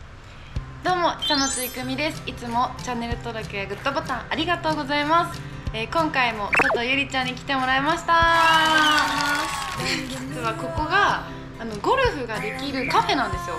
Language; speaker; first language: Japanese; native; Japanese